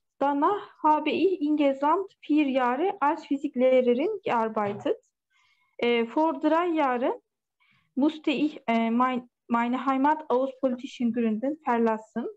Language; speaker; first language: German; non-native, learner; Turkish